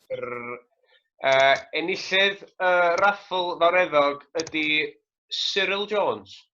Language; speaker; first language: Welsh; native; Welsh